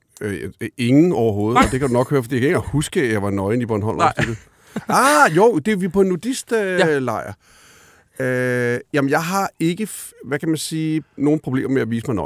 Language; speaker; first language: Danish; native; Danish